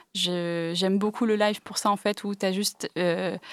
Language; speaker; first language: French; early bilingual, other home language; English